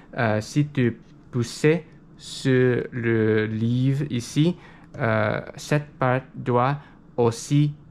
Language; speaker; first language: French; non-native, learner; English